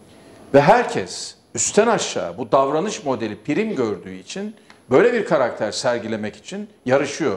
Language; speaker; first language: Turkish; native; Turkish